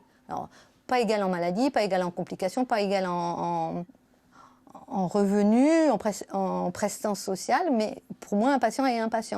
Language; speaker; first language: French; native; French